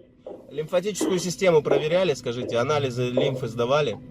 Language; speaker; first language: Russian; native; Russian